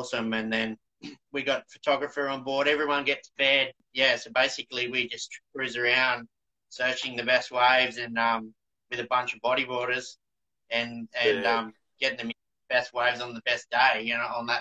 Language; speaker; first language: English; native; English